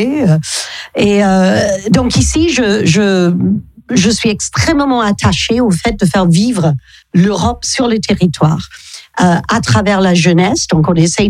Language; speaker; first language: French; non-native, fluent; English